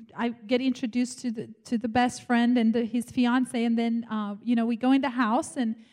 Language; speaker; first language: English; non-native, fluent; Romanian